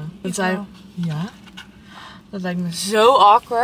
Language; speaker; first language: Dutch; native; Dutch